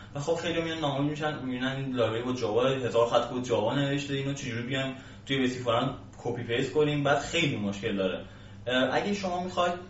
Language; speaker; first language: Persian; native; Persian